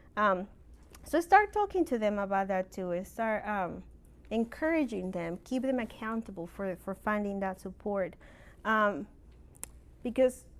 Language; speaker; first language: English; non-native, fluent; Spanish